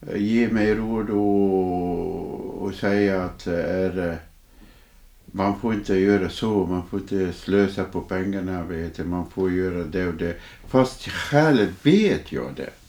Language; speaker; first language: Swedish; non-native, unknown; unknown